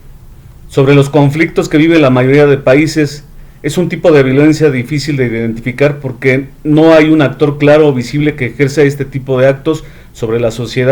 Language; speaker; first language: Spanish; native; Spanish